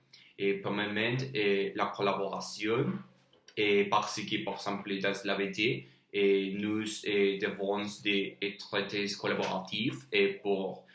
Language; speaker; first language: French; non-native, learner; Spanish